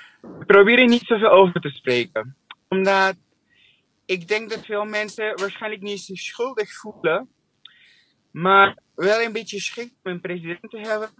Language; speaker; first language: Dutch; non-native, fluent; English